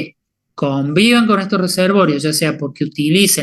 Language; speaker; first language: Spanish; native; Spanish